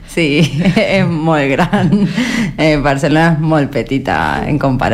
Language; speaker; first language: Catalan; non-native, learner; Spanish